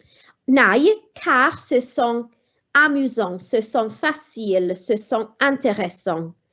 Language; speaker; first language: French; non-native, fluent; Welsh